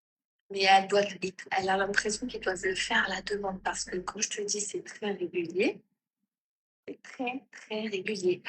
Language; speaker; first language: French; native; French